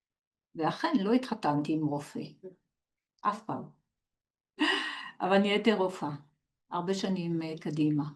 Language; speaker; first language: Hebrew; non-native, fluent; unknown